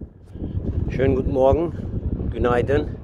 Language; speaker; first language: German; early bilingual, other home language; Turkish